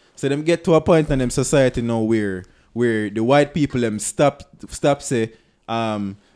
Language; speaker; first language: English; non-native, local second language; Jamaican Creole English